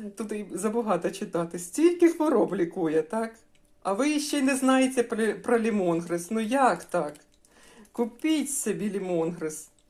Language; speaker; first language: Ukrainian; non-native, local second language; Russian